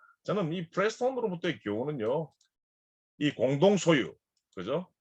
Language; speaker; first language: Korean; native; Korean